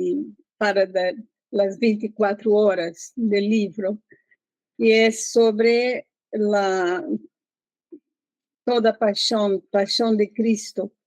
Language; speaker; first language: Spanish; non-native, learner; Portuguese